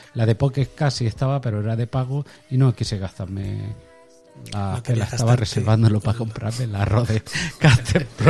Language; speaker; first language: Spanish; native; Spanish